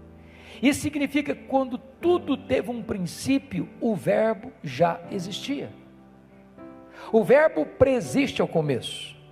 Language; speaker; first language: Portuguese; native; Portuguese